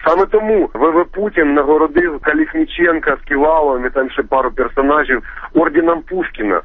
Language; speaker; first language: Ukrainian; non-native, local second language; Russian